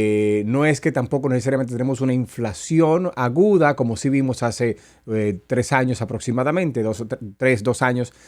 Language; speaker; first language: Spanish; native; Spanish